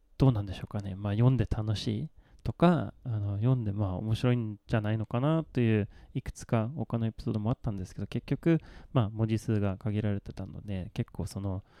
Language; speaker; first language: Japanese; non-native, fluent; Swedish